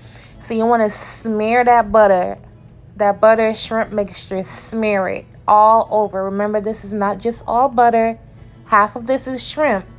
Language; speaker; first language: English; native; English